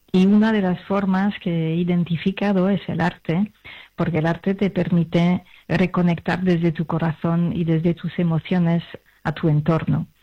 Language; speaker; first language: Spanish; non-native, fluent; French